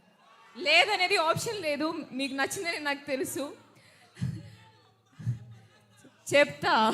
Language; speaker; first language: Telugu; non-native, fluent; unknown